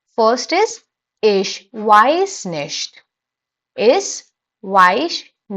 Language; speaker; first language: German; non-native, fluent; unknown